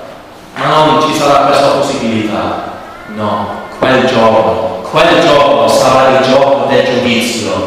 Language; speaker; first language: Italian; non-native, learner; English